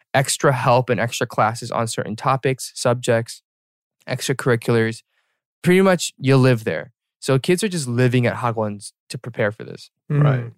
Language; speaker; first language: English; native; English